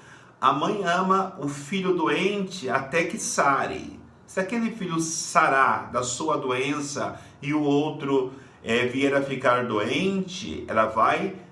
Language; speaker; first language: Portuguese; native; Portuguese